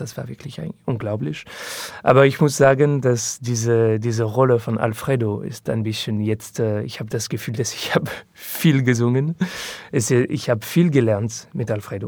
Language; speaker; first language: German; non-native, learner; French